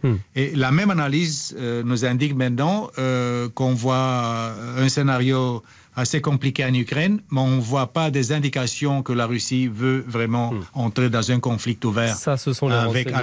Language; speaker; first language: French; non-native, fluent; Romanian